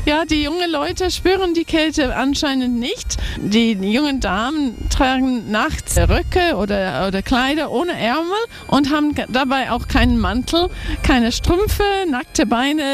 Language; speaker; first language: German; non-native, fluent; English